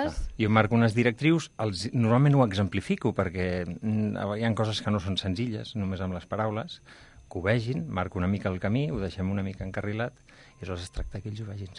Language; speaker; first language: Catalan; native; Catalan